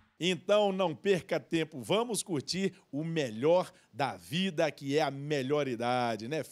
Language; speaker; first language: Portuguese; native; Portuguese